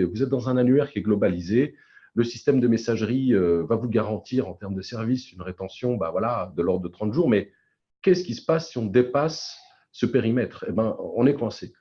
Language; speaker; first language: French; native; French